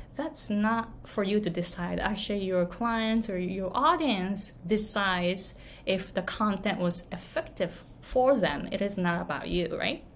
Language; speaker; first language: English; non-native, fluent; Japanese